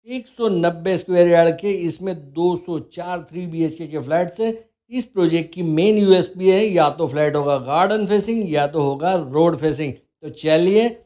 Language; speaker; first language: Hindi; non-native, local second language; Gujarati